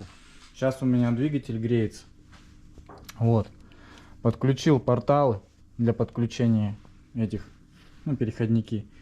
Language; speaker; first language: Russian; native; Russian